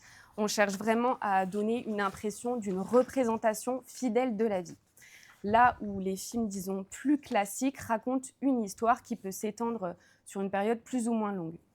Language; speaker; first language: French; native; French